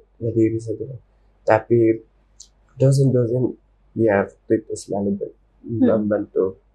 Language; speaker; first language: Indonesian; non-native, learner; Urdu